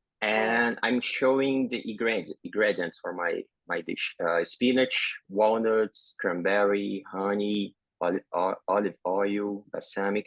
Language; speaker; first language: English; non-native, learner; Portuguese